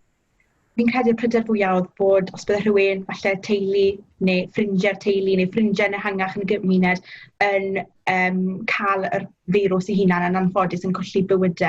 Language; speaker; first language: Welsh; native; Welsh